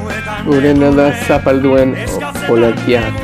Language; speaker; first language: Basque; non-native, learner; English